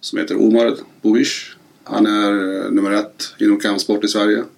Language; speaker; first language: Swedish; early bilingual, other home language; Arabic